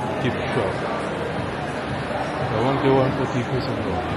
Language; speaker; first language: English; non-native, learner; Chinese